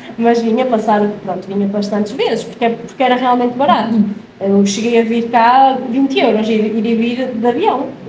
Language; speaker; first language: Portuguese; native; Portuguese